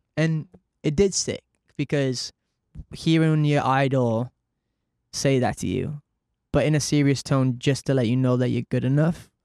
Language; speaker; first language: English; native; English